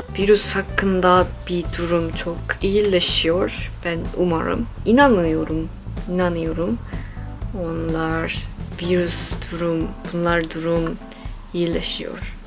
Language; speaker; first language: Turkish; non-native, learner; Korean